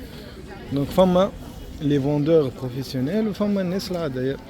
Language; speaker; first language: Arabic; native; Arabic